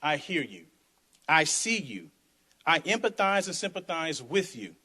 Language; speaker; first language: English; native; English